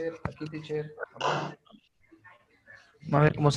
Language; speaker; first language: Spanish; native; Spanish